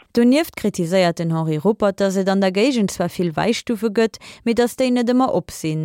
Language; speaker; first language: Luxembourgish; native; Luxembourgish